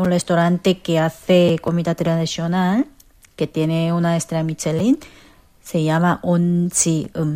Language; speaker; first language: Spanish; non-native, fluent; Korean